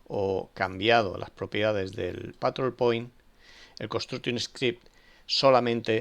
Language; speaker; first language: Spanish; native; Spanish